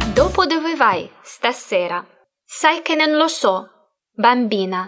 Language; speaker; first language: Italian; non-native, fluent; Russian